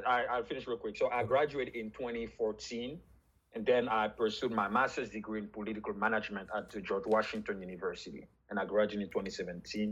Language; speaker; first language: English; non-native, fluent; French